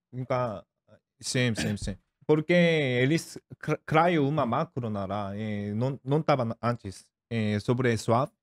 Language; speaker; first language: Portuguese; non-native, learner; Korean